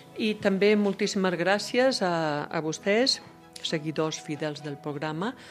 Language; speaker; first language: Catalan; native; Catalan